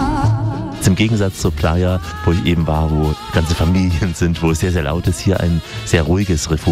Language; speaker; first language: German; native; German